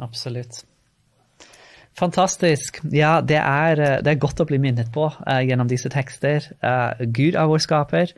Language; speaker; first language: Norwegian; non-native, fluent; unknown